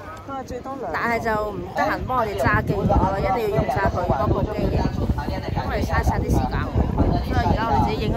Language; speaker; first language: Chinese; native; Chinese